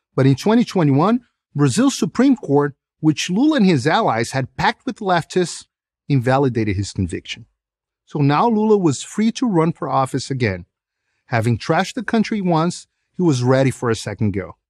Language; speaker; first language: English; non-native, fluent; Portuguese